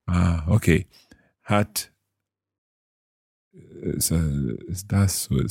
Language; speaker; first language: German; non-native, fluent; English